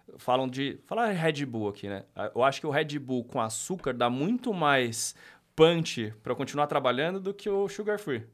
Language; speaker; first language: Portuguese; native; Portuguese